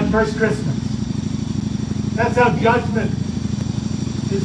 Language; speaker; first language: English; native; English